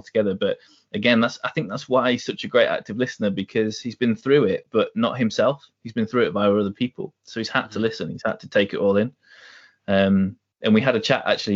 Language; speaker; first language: English; native; English